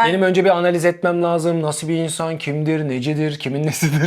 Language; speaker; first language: Turkish; non-native, fluent; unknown